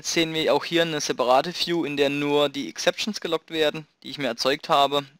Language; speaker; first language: German; native; German